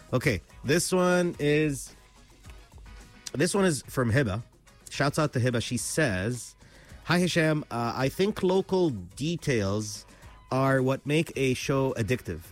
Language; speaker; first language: English; non-native, local second language; Arabic